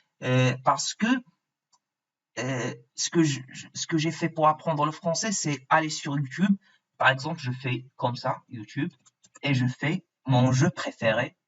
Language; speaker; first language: French; non-native, fluent; Arabic